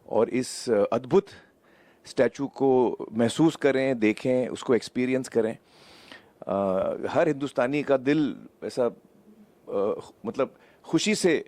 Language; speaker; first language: Hindi; native; Hindi